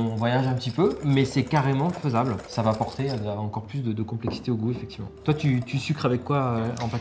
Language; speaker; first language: French; native; French